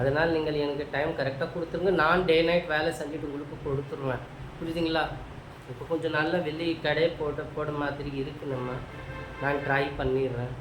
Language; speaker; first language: Tamil; non-native, local second language; Urdu